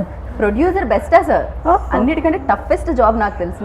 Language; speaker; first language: Telugu; native; Telugu